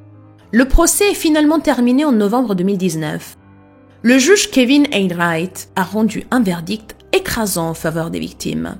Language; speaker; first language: French; native; French